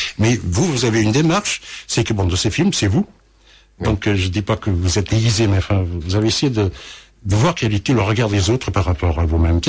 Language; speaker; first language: French; early bilingual, other home language; Portuguese